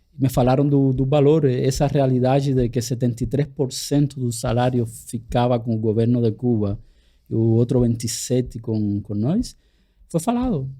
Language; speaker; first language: Portuguese; non-native, fluent; Spanish